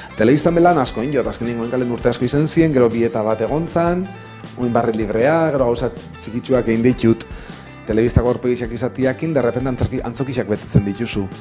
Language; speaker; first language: Basque; native; Basque